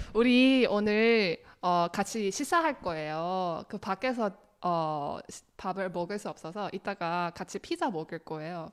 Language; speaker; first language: Korean; non-native, learner; Chinese